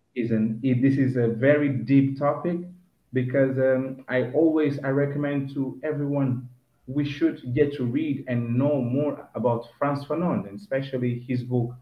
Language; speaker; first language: English; non-native, fluent; Kabuverdianu